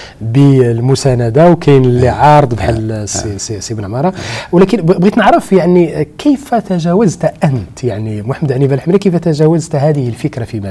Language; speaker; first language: Arabic; native; Arabic